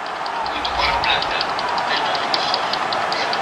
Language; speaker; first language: Indonesian; native; Indonesian